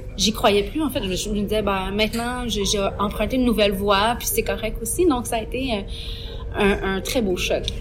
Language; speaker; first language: French; native; French